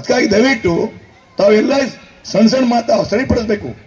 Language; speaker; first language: Kannada; non-native, local second language; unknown